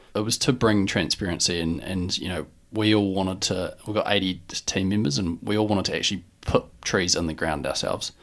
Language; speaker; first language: English; native; English